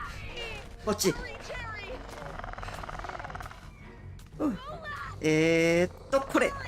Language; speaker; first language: Japanese; non-native, learner; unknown